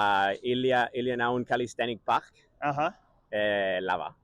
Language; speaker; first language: French; non-native, learner; Catalan